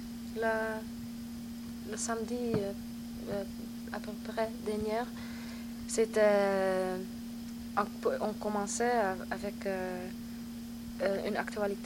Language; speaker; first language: French; non-native, learner; Dutch